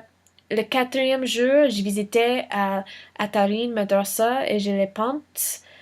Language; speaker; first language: French; non-native, learner; English